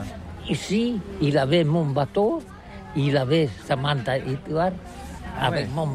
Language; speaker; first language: French; non-native, learner; Catalan